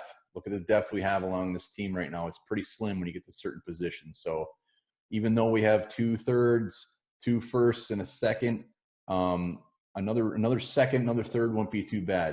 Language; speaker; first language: English; native; English